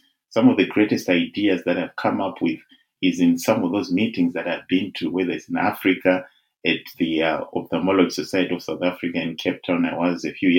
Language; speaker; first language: English; non-native, local second language; Shona